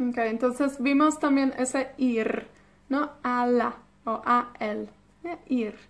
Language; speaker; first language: Spanish; non-native, fluent; Welsh